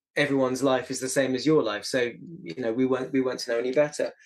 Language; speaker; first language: English; native; English